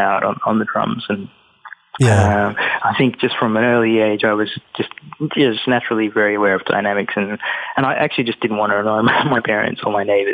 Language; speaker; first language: English; native; English